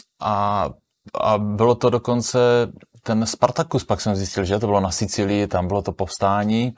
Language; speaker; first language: Czech; native; Czech